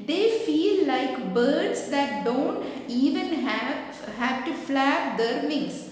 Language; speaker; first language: English; non-native, local second language; Malayalam